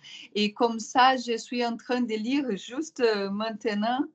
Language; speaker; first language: French; non-native, fluent; Portuguese